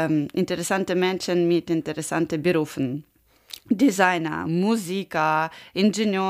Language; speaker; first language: German; non-native, learner; Ukrainian